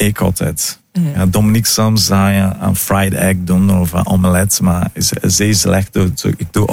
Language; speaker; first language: Dutch; non-native, fluent; Italian